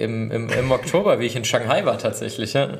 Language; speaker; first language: German; native; German